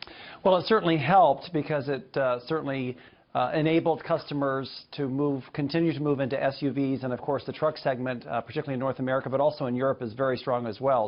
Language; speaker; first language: English; native; English